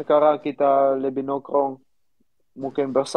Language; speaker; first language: Indonesian; non-native, learner; Dutch